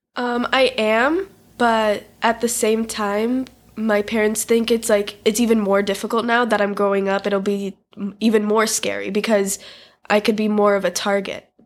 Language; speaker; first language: English; native; English